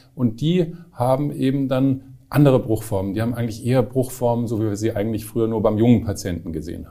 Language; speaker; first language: German; native; German